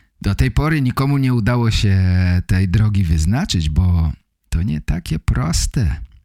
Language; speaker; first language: Polish; native; Polish